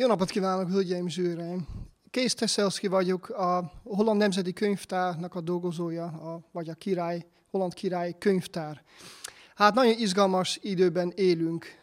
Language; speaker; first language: Hungarian; non-native, fluent; Dutch